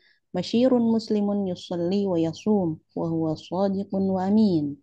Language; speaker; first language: Arabic; non-native, learner; Indonesian